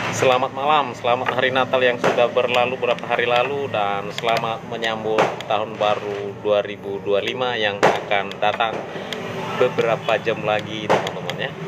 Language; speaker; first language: Indonesian; non-native, local second language; Nias